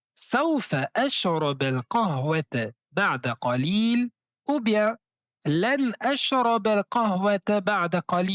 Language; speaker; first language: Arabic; non-native, fluent; French